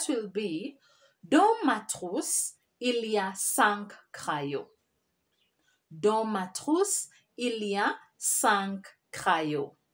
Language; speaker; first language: French; non-native, fluent; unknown